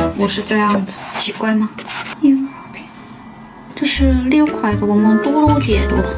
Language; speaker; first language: Chinese; non-native, learner; Korean